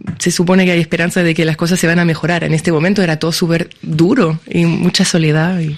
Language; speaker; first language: Spanish; non-native, fluent; French